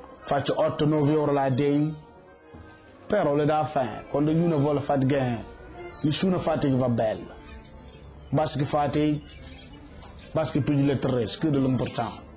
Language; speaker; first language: Italian; non-native, learner; Wolof